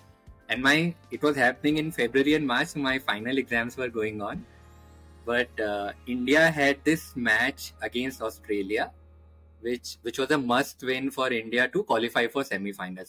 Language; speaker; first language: English; non-native, local second language; Hindi